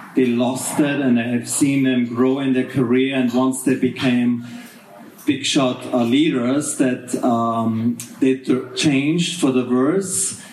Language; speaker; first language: English; non-native, fluent; German